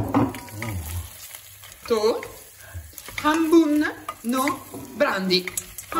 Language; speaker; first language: Japanese; non-native, learner; Italian